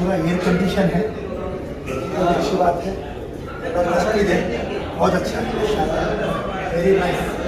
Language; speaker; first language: Hindi; non-native, local second language; Urdu